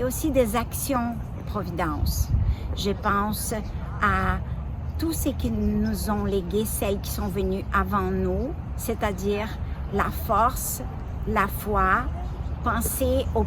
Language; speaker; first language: French; native; French